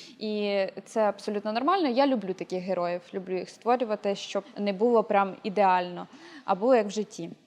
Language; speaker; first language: Ukrainian; native; Ukrainian